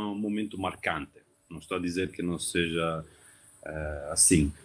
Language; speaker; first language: Portuguese; non-native, fluent; Italian